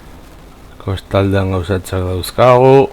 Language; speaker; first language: Basque; native; Basque